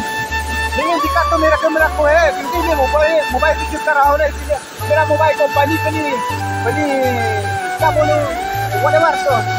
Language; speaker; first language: Hindi; non-native, local second language; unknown